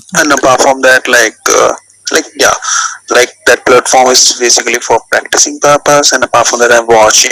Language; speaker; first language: English; non-native, local second language; Hindi